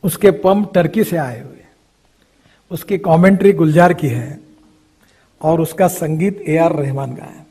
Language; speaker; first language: Hindi; non-native, local second language; Marathi